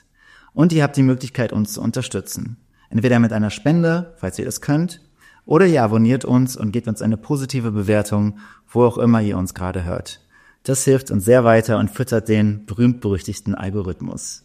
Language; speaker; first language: German; native; German